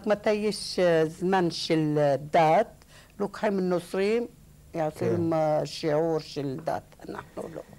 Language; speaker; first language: Hebrew; non-native, learner; Arabic